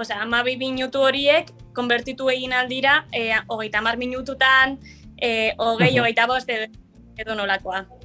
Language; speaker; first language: Basque; non-native, local second language; Spanish